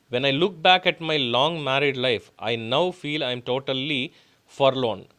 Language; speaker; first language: English; non-native, local second language; Telugu